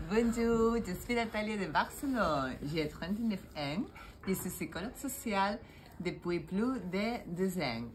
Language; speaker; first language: French; non-native, learner; Spanish